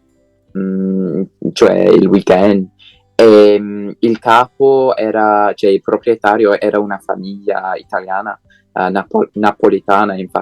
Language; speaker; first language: Italian; non-native, fluent; English